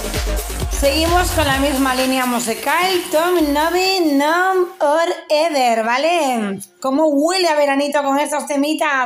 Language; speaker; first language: Spanish; native; Spanish